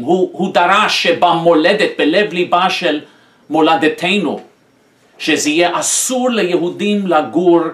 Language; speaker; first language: Hebrew; non-native, fluent; English